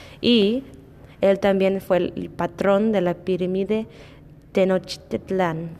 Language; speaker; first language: Spanish; non-native, learner; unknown